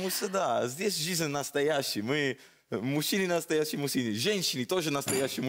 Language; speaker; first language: Russian; non-native, learner; Italian